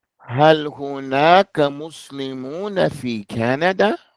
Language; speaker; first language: Arabic; non-native, fluent; English